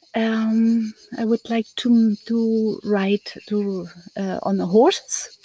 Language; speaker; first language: English; non-native, learner; German